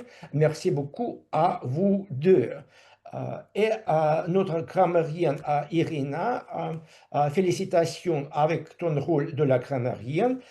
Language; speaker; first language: French; non-native, fluent; Russian